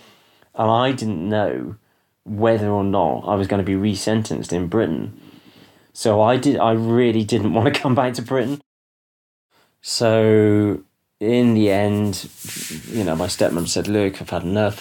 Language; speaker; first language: English; native; English